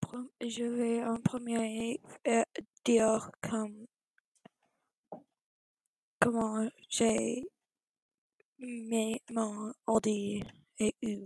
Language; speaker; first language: French; non-native, learner; English